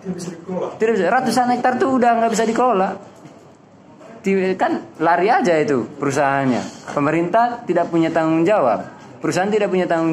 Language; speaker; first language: Indonesian; native; Indonesian